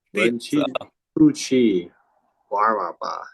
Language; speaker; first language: Chinese; non-native, learner; Indonesian